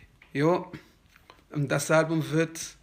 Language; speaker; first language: German; non-native, fluent; Kabuverdianu